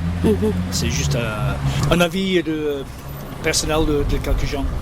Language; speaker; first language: French; non-native, fluent; English